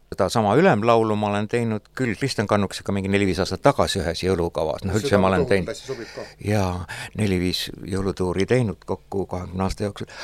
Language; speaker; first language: Estonian; native; Estonian